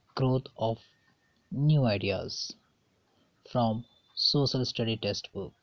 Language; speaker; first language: English; non-native, local second language; Hindi